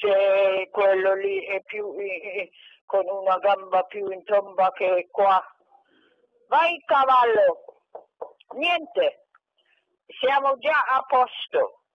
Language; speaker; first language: Italian; non-native, fluent; German